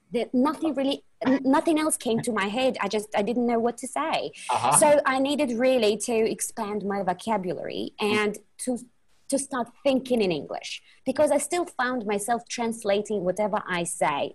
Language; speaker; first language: English; non-native, fluent; Russian